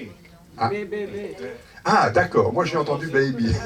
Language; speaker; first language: French; native; French